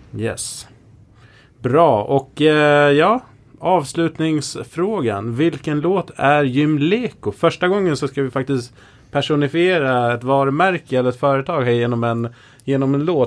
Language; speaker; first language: Swedish; native; Swedish